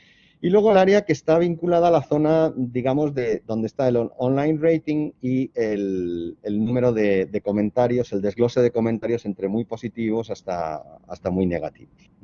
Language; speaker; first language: Spanish; native; Spanish